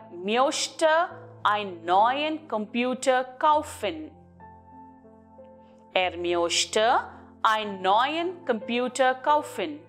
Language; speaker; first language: German; non-native, fluent; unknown